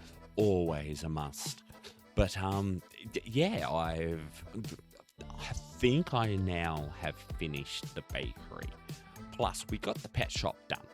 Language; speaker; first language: English; native; English